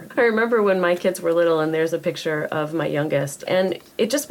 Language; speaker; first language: English; native; English